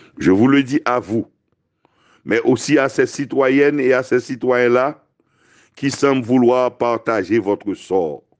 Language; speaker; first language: French; non-native, local second language; Haitian Creole